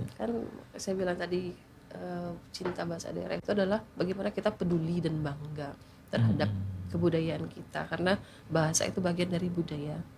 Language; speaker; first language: Indonesian; native; Indonesian